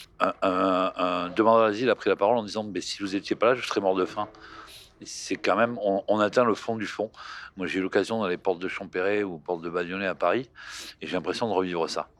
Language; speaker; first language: French; native; French